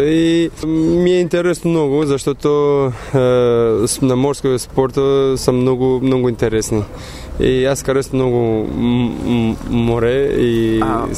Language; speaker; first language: Bulgarian; non-native, learner; Albanian